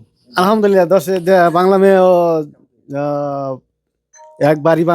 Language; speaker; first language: Hindi; non-native, learner; Bangla